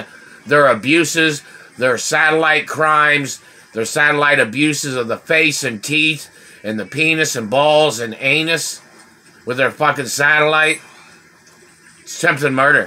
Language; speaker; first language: English; native; English